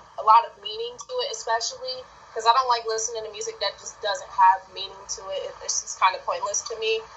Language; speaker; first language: English; native; English